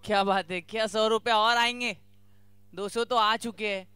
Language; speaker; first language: Hindi; non-native, local second language; Marathi